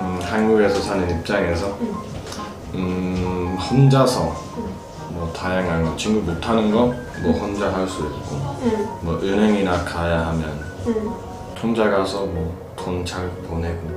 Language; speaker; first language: Korean; non-native, fluent; English